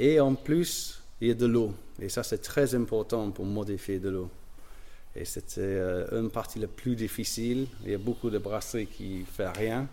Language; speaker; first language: French; non-native, learner; English